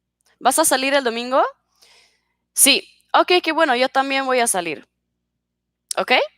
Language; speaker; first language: Spanish; non-native, fluent; Swedish